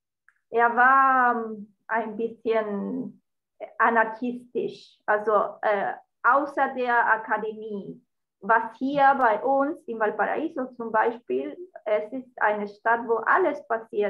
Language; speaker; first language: German; non-native, fluent; Spanish